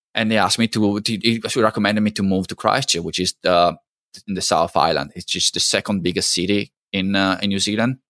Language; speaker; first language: English; non-native, fluent; Italian